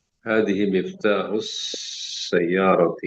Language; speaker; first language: Arabic; non-native, learner; Indonesian